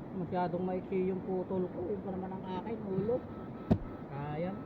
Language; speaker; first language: Filipino; native; Filipino